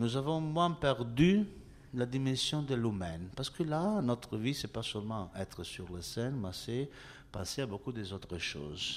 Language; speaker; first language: French; non-native, learner; Italian